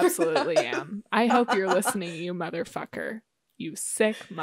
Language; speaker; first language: English; native; English